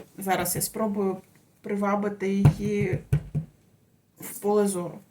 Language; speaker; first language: Ukrainian; non-native, local second language; Russian